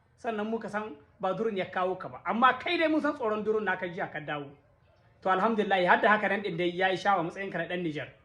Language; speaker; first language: Hausa; native; Hausa